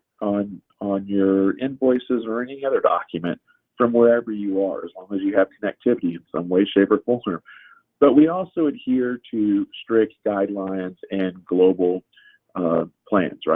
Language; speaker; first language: English; native; English